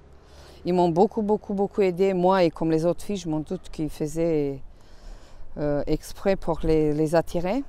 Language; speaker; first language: French; non-native, fluent; Romanian